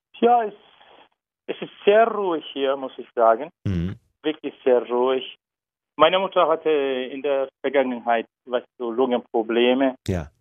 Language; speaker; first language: German; non-native, learner; Turkish